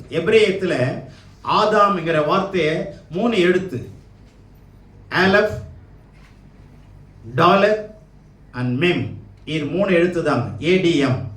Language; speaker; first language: Tamil; native; Tamil